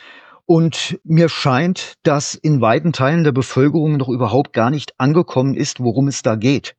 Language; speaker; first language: German; native; German